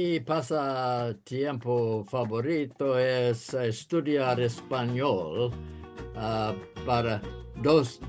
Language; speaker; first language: Spanish; non-native, learner; English